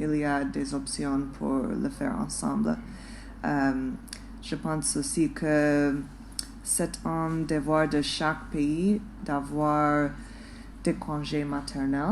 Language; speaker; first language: French; non-native, fluent; English